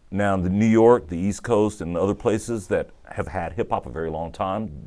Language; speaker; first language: English; native; English